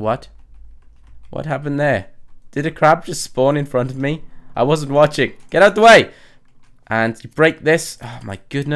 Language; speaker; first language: English; native; English